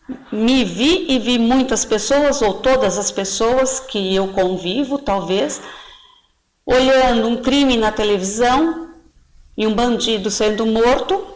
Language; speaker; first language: Portuguese; native; Portuguese